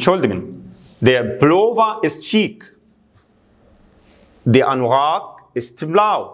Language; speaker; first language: German; non-native, fluent; Arabic